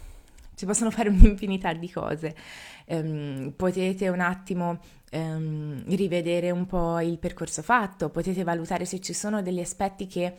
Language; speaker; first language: Italian; native; Italian